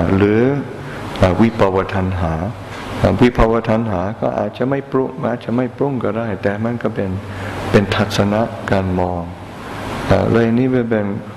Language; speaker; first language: Thai; non-native, fluent; English